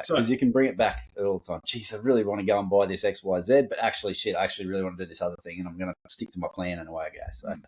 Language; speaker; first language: English; native; English